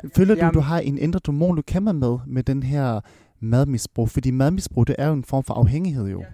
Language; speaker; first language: Danish; early bilingual, other home language; Vietnamese